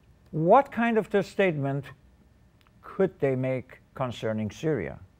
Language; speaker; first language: English; non-native, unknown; Persian